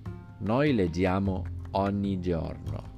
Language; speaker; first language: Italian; non-native, fluent; English